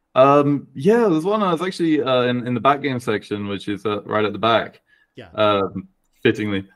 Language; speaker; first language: English; native; English